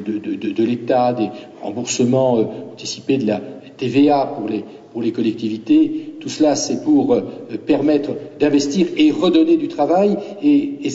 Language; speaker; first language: French; native; French